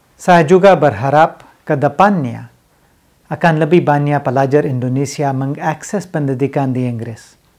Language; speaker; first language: Indonesian; non-native, fluent; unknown